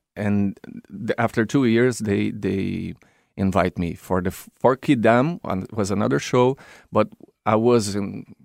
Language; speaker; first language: English; non-native, fluent; Portuguese